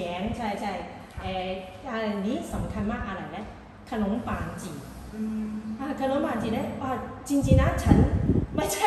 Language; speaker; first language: Thai; non-native, learner; Cantonese